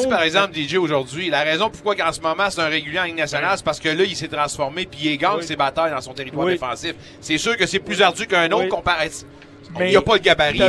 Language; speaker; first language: French; native; French